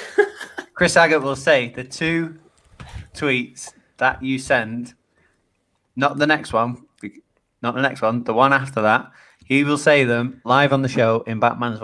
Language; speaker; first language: English; native; English